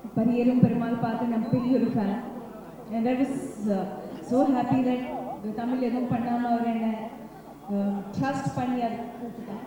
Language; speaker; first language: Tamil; non-native, learner; Malayalam